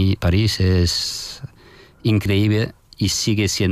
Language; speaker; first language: Spanish; non-native, fluent; French